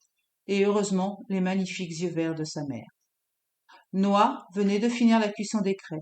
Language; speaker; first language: French; native; French